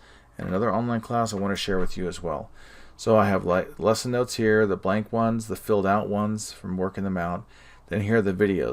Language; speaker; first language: English; native; English